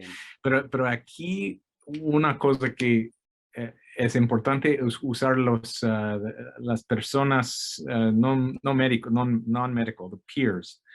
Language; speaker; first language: Spanish; non-native, fluent; English